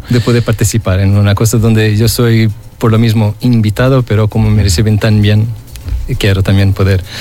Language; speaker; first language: Spanish; non-native, fluent; Portuguese